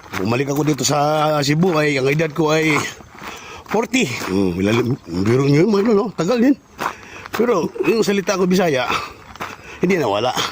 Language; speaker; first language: Filipino; non-native, local second language; Cebuano